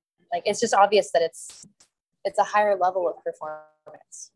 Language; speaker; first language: English; native; English